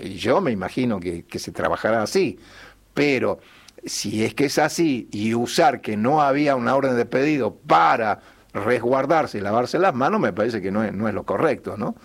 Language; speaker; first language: Spanish; native; Spanish